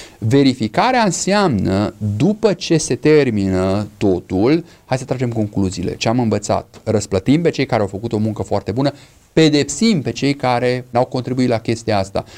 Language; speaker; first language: Romanian; non-native, fluent; English